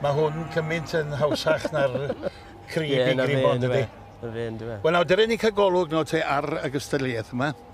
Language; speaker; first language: Welsh; native; Welsh